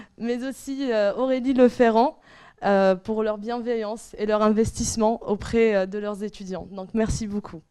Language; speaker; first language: French; non-native, local second language; Arabic